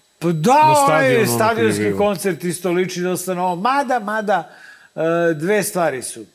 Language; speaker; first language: Serbian; native; Serbian